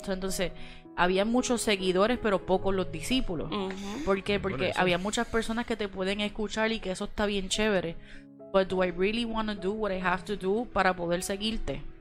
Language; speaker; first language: Spanish; native; Spanish